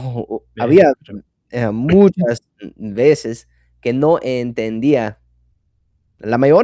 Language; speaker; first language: Spanish; non-native, fluent; English